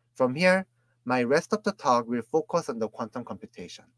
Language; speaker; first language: English; non-native, fluent; Korean